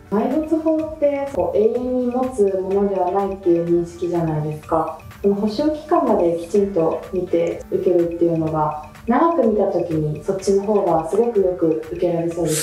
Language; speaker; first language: Japanese; native; Japanese